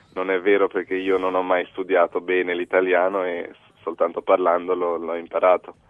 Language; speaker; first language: Italian; early bilingual, heritage; Italian